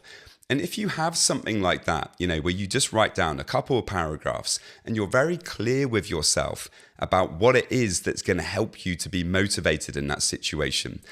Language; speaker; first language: English; native; English